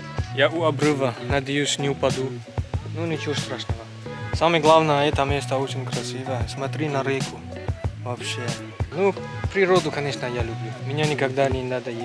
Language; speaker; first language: Russian; non-native, learner; Malay